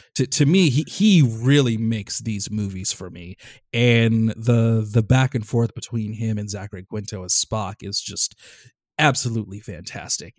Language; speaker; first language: English; native; English